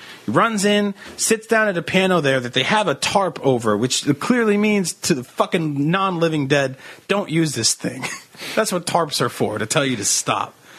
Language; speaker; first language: English; early bilingual, other home language; Italian